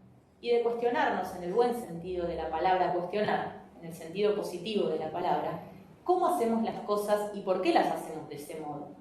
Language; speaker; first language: Spanish; native; Spanish